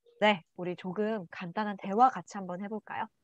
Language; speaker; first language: Korean; native; Korean